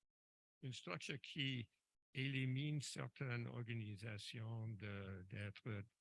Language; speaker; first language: French; non-native, local second language; English